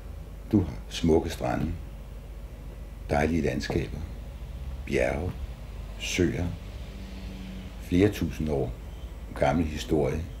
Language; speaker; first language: Danish; native; Danish